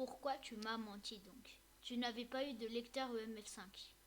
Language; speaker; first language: French; native; French